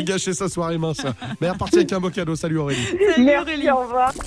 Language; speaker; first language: French; native; French